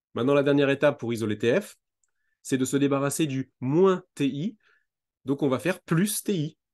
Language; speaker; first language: French; native; French